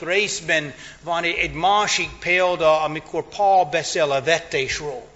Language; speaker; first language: Hungarian; non-native, fluent; English